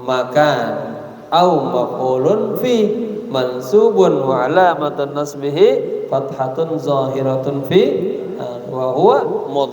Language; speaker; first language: Arabic; non-native, fluent; Indonesian